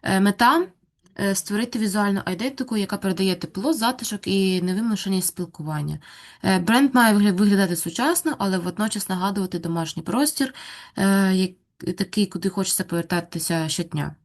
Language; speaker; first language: Ukrainian; native; Ukrainian